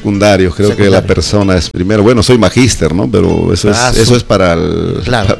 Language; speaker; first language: Spanish; non-native, local second language; Quechua